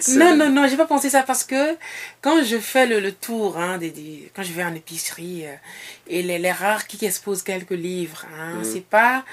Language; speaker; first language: French; non-native, local second language; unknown